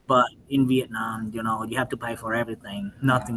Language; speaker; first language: English; non-native, learner; Vietnamese